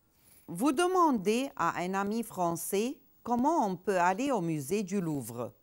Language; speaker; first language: French; non-native, fluent; Arabic